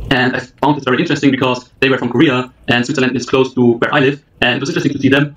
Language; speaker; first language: English; early bilingual, other home language; German